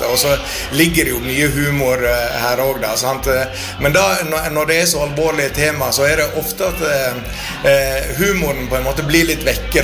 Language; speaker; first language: Norwegian; native; Norwegian